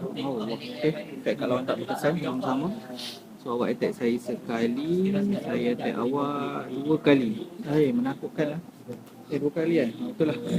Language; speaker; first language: Malay; native; Malay